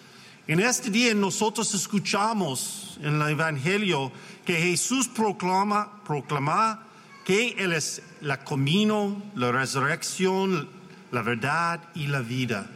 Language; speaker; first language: Spanish; non-native, learner; English